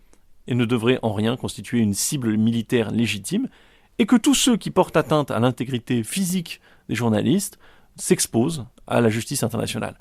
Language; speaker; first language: French; native; French